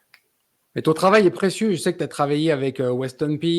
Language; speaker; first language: French; native; French